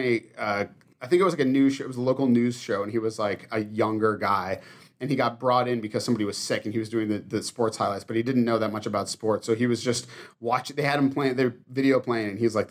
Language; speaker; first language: English; native; English